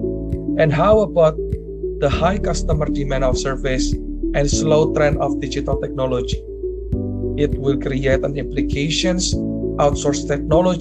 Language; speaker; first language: English; non-native, learner; Indonesian